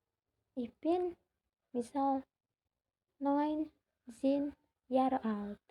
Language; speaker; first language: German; non-native, learner; Indonesian